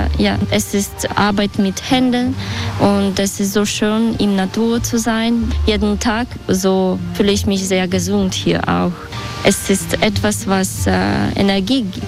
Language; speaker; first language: German; non-native, learner; Belarusian